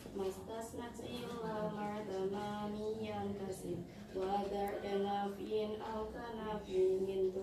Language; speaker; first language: Arabic; non-native, learner; Indonesian